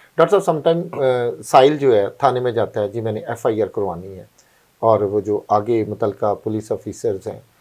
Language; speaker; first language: Urdu; non-native, local second language; Punjabi